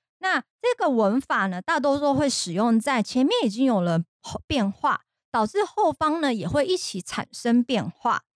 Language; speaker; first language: Chinese; non-native, fluent; Japanese